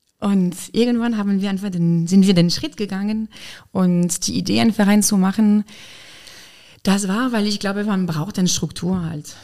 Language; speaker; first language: German; non-native, fluent; French